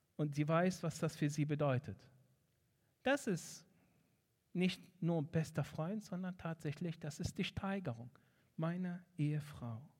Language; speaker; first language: German; non-native, fluent; Arabic